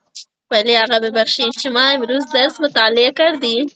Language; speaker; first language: Persian; non-native, learner; Urdu